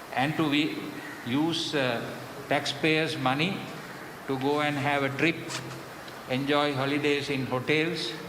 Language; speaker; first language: English; non-native, local second language; Sinhala